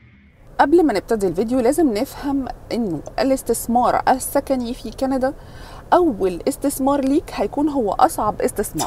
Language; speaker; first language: Arabic; native; Arabic